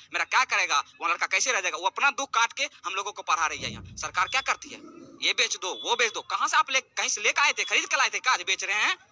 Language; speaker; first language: Hindi; native; Hindi